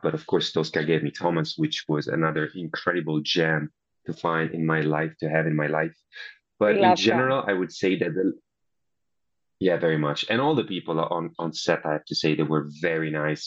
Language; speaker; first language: English; non-native, fluent; Italian